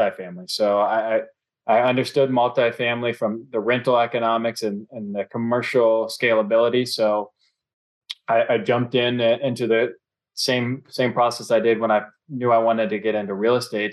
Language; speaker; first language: English; native; English